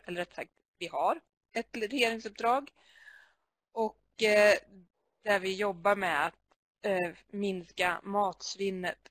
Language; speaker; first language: Swedish; native; Swedish